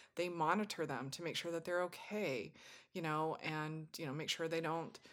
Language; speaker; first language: English; native; English